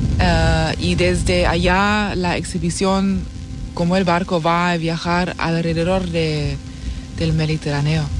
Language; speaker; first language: Spanish; non-native, fluent; German